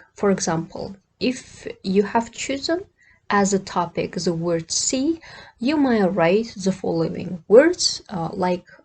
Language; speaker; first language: English; non-native, fluent; Kazakh